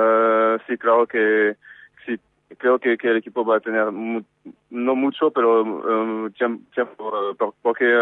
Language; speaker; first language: Spanish; non-native, fluent; French